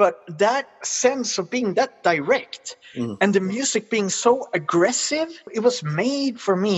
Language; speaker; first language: English; non-native, fluent; Swedish